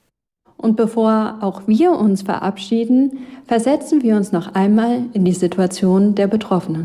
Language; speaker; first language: German; native; German